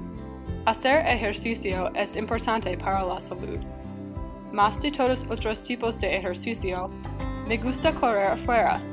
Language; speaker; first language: Spanish; non-native, learner; English